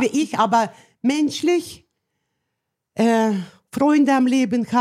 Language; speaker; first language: German; non-native, learner; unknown